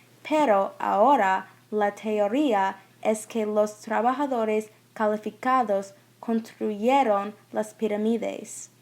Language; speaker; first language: Spanish; non-native, learner; English